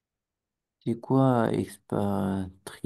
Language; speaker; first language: French; non-native, learner; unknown